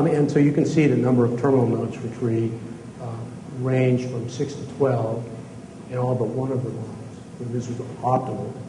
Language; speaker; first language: English; native; English